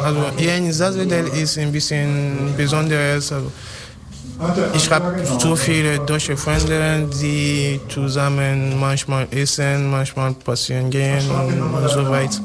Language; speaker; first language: German; non-native, fluent; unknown